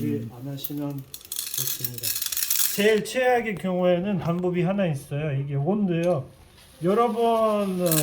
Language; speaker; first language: Korean; non-native, fluent; Russian